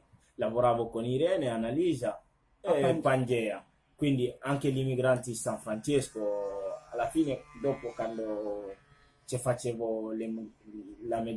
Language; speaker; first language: Italian; non-native, fluent; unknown